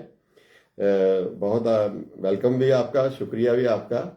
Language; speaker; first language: Hindi; non-native, local second language; Punjabi